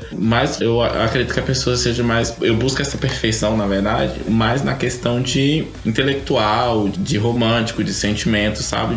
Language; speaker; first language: Portuguese; native; Portuguese